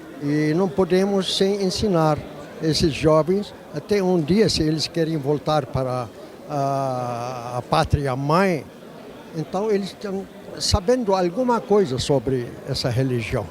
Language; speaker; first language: Portuguese; non-native, fluent; Arabic